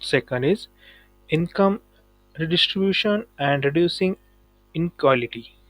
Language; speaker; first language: English; non-native, local second language; Marathi